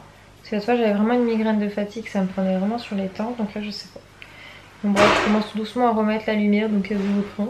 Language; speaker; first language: French; native; French